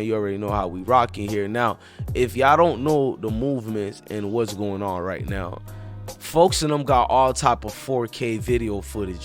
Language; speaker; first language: English; native; English